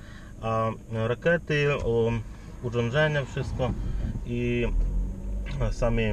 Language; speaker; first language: Polish; non-native, learner; Ukrainian